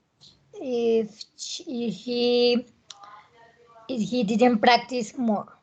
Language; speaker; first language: English; non-native, learner; Spanish